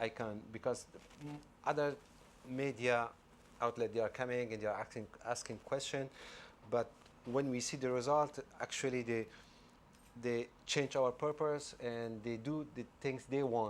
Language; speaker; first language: English; non-native, fluent; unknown